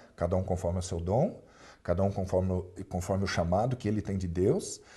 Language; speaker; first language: Portuguese; native; Portuguese